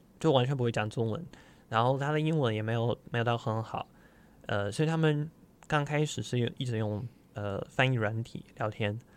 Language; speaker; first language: Chinese; non-native, fluent; Russian